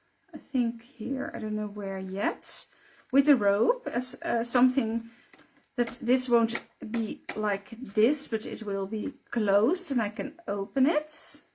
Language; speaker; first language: English; non-native, fluent; Dutch